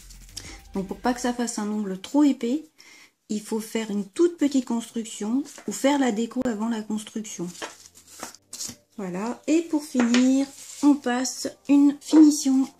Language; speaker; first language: French; native; French